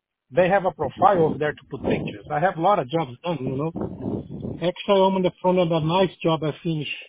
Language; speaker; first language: English; non-native, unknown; Portuguese